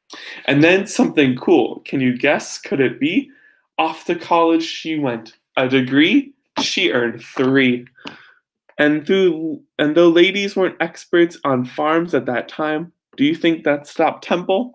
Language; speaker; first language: English; native; English